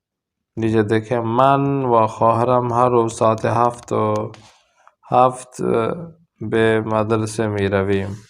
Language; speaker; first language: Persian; non-native, fluent; Urdu